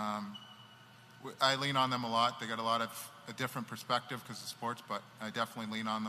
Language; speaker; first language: English; native; English